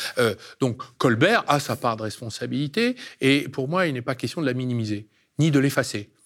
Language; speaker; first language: French; native; French